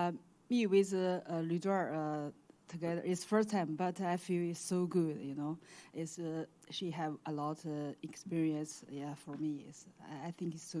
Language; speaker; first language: English; non-native, learner; Chinese